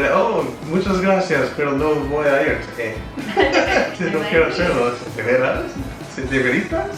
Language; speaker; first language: Spanish; non-native, fluent; English